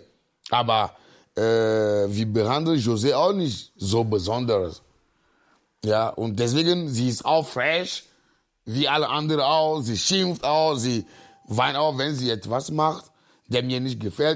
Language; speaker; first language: German; non-native, learner; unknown